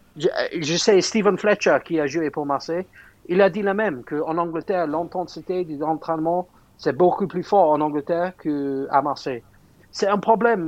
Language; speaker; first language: French; non-native, fluent; English